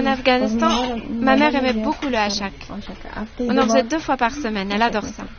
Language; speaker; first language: French; non-native, fluent; Persian